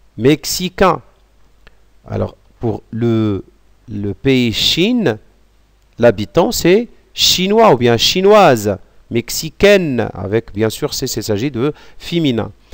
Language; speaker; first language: French; non-native, local second language; Arabic